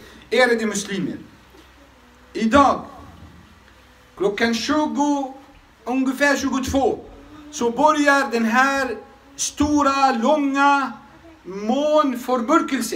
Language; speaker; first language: Swedish; non-native, fluent; Arabic